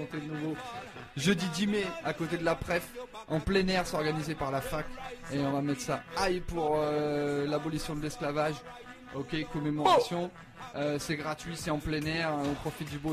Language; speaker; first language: French; native; French